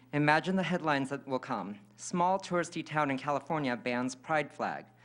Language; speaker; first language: English; native; English